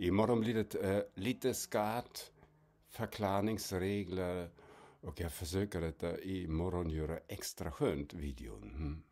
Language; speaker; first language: Swedish; non-native, fluent; German